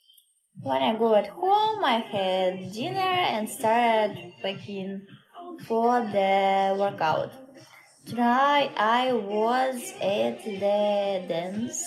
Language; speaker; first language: English; non-native, learner; Russian